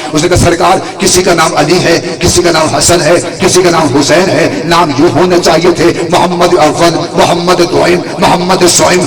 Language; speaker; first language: Urdu; non-native, local second language; Punjabi